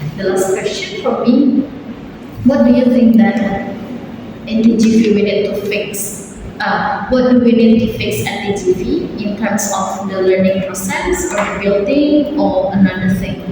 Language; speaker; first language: English; non-native, fluent; Indonesian